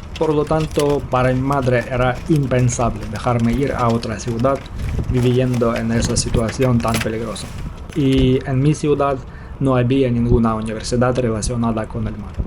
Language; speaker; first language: Spanish; non-native, fluent; Ukrainian